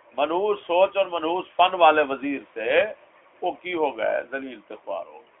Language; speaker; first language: Urdu; non-native, local second language; Punjabi